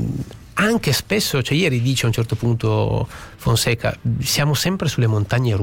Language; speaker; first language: Italian; native; Italian